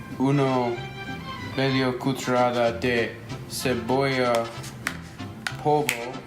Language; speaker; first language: Spanish; non-native, learner; English